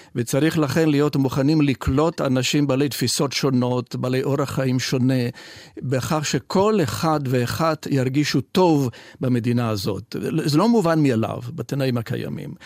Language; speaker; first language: Hebrew; non-native, fluent; Italian